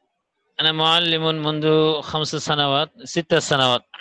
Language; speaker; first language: Arabic; non-native, fluent; Bangla